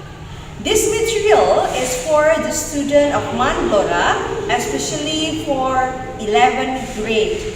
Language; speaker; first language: English; non-native, fluent; Indonesian